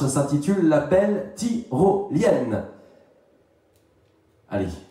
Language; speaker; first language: French; native; French